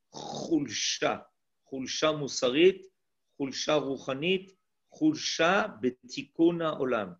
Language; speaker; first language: Hebrew; non-native, fluent; French